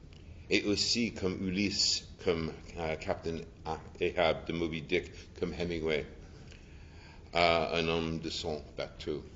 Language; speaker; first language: French; non-native, fluent; English